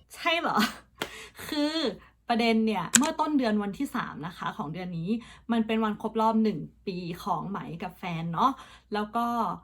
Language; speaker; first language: Thai; early bilingual, heritage; Thai